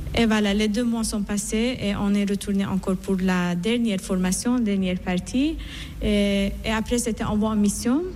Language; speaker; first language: French; non-native, fluent; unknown